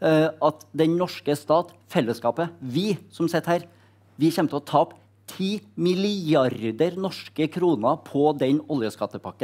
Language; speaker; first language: Norwegian; native; Norwegian